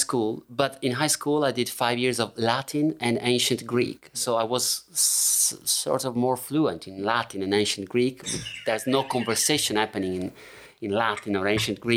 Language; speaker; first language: English; non-native, fluent; Italian